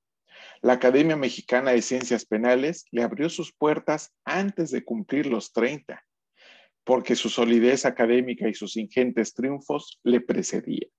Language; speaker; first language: Spanish; native; Spanish